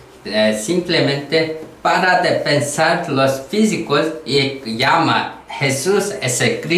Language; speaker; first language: Spanish; non-native, learner; Korean